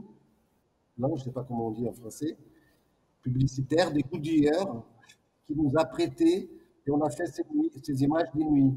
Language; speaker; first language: French; non-native, fluent; Portuguese